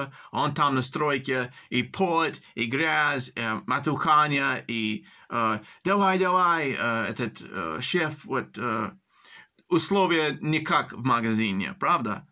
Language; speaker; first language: Russian; early bilingual, heritage; English